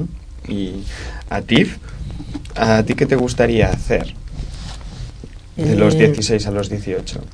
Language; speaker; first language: Spanish; native; Spanish